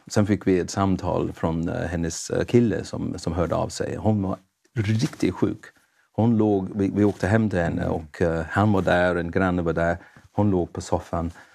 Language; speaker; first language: Swedish; non-native, fluent; English